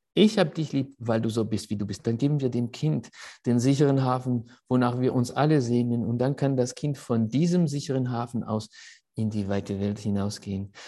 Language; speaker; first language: German; non-native, fluent; French